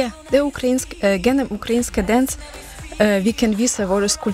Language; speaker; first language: Danish; non-native, learner; Ukrainian